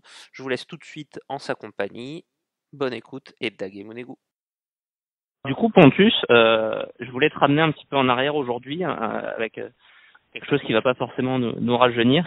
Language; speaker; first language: French; native; French